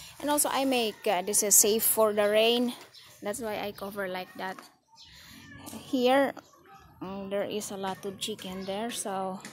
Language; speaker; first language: English; non-native, local second language; Filipino